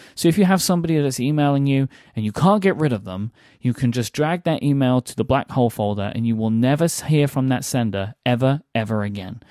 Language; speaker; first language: English; native; English